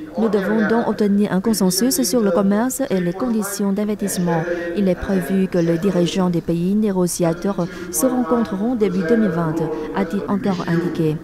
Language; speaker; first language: French; non-native, fluent; Vietnamese